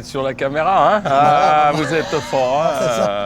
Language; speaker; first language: French; native; French